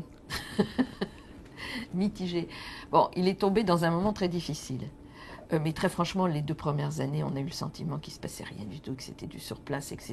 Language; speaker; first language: French; native; French